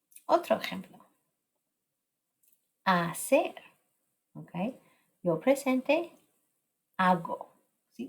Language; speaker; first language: Spanish; non-native, fluent; English